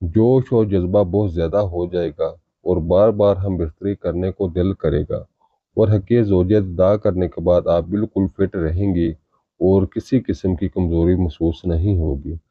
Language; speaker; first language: Urdu; native; Urdu